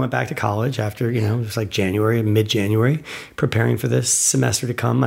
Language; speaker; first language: English; native; English